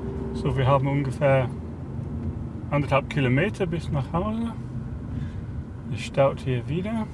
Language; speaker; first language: German; non-native, fluent; English